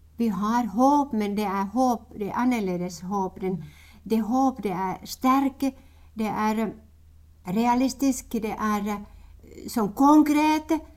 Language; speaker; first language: Norwegian; non-native, fluent; Finnish